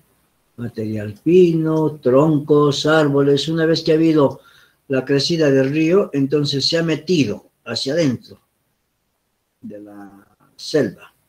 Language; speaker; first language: Spanish; native; Spanish